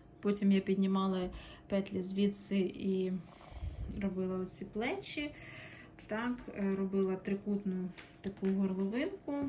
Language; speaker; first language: Ukrainian; non-native, local second language; Russian